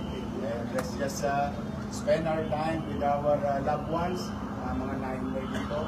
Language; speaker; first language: Filipino; native; Filipino